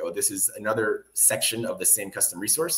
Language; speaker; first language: English; native; English